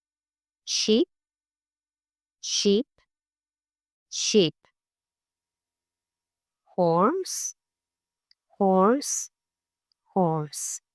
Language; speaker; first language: English; non-native, fluent; Polish